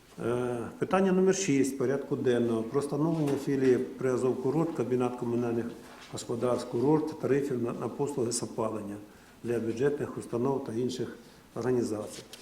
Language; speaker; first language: Ukrainian; non-native, local second language; Russian